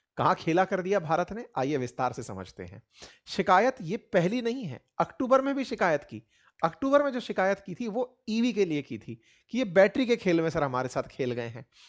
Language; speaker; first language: Hindi; native; Hindi